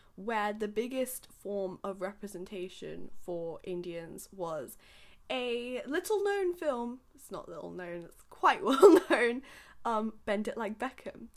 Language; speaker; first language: English; early bilingual, other home language; Hindi